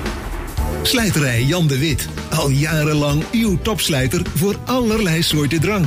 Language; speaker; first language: Dutch; native; Dutch